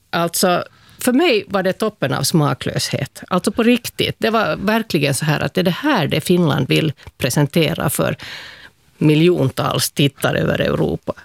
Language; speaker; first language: Swedish; native; Swedish